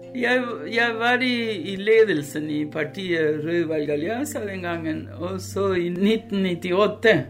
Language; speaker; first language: Norwegian; non-native, fluent; Spanish